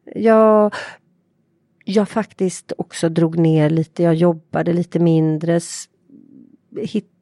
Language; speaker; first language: Swedish; native; Swedish